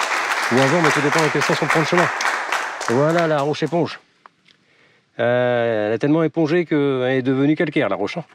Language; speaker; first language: French; native; French